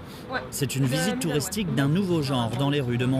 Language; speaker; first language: French; native; French